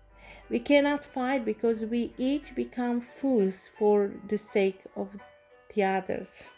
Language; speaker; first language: English; non-native, fluent; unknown